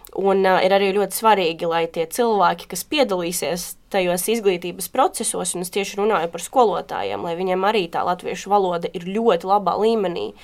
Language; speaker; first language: Latvian; non-native, local second language; Russian